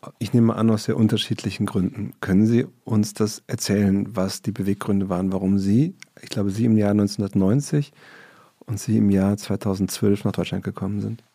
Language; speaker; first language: German; native; German